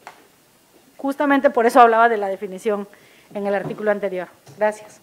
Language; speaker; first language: Spanish; native; Spanish